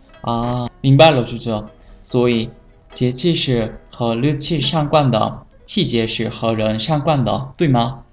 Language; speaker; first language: Chinese; non-native, fluent; Korean